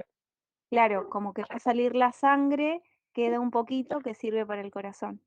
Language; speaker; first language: Spanish; native; Spanish